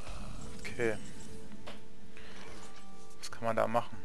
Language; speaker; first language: German; native; German